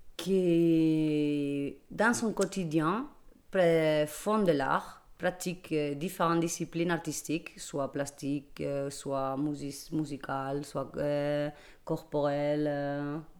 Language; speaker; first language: French; non-native, fluent; Spanish